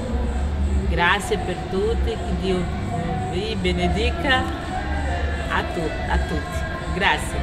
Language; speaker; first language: Italian; non-native, fluent; Portuguese